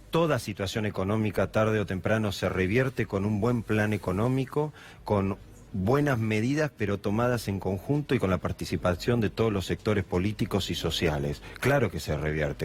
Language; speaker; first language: Spanish; native; Spanish